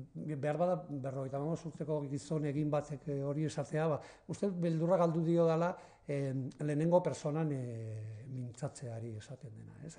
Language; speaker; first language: Basque; native; Basque